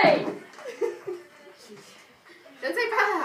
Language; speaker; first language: French; non-native, learner; English